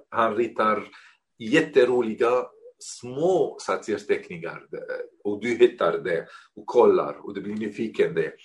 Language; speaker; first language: Swedish; non-native, fluent; Arabic